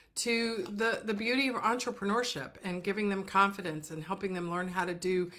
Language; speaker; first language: English; native; English